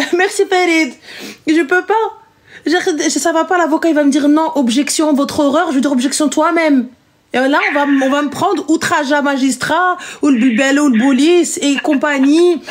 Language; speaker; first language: French; early bilingual, other home language; Arabic